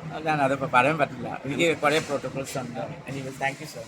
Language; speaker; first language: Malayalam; non-native, learner; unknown